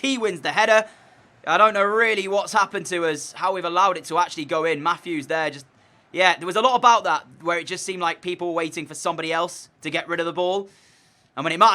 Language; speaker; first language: English; native; English